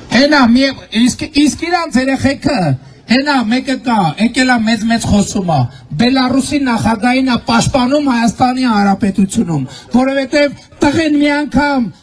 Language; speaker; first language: Armenian; native; Armenian